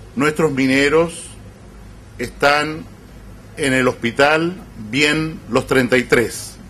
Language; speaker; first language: Spanish; native; Spanish